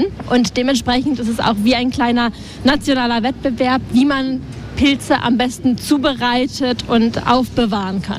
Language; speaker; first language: German; non-native, fluent; Latvian